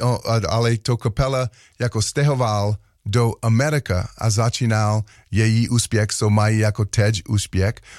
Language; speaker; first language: Czech; non-native, learner; English